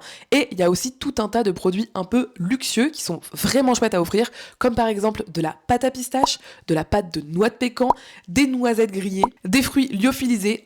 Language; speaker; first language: French; native; French